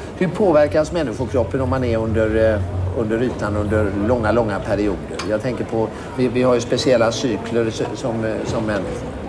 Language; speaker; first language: Swedish; native; Swedish